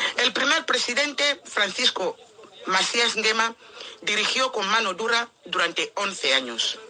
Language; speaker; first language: Spanish; non-native, local second language; Fang